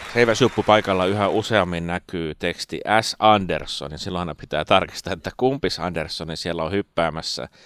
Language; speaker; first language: Finnish; native; Finnish